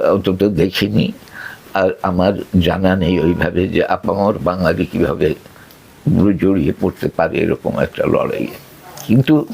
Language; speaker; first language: Bangla; early bilingual, other home language; Sylheti